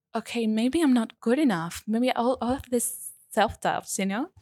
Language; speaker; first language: English; non-native, fluent; Spanish